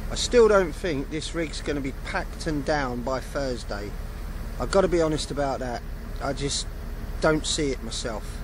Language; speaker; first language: English; native; English